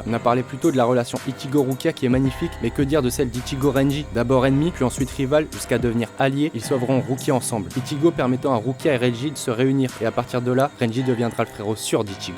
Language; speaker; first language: French; native; French